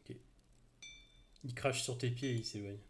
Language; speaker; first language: French; native; French